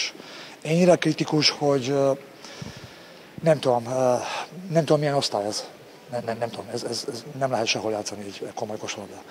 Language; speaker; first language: Hungarian; non-native, learner; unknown